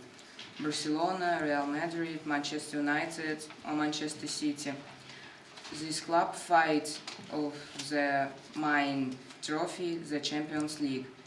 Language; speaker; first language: English; non-native, learner; Russian